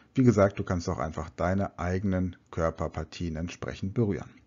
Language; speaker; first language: German; native; German